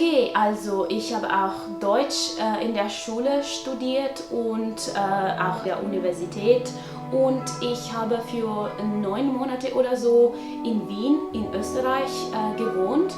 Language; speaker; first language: German; non-native, fluent; Italian